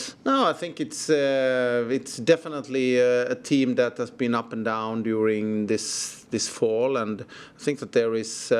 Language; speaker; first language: English; non-native, fluent; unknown